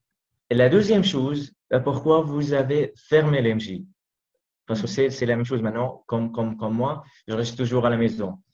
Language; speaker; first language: French; non-native, learner; Arabic